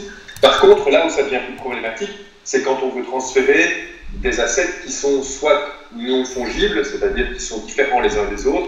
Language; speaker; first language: French; native; French